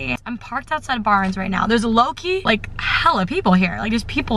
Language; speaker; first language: English; native; English